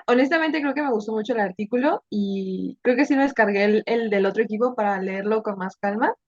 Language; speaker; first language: Spanish; native; Spanish